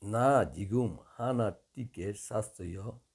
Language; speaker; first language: Korean; non-native, learner; Bangla